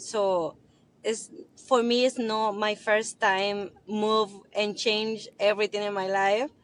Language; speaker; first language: English; non-native, learner; Spanish